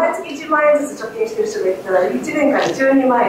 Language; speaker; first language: Japanese; native; Japanese